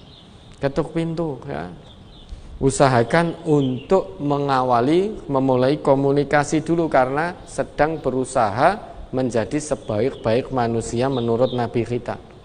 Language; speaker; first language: Indonesian; non-native, local second language; Javanese